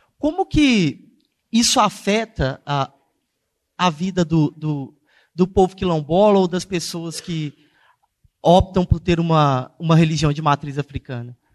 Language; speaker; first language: Portuguese; native; Portuguese